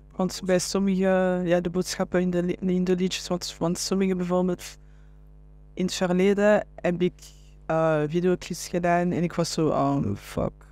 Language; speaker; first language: Dutch; non-native, local second language; French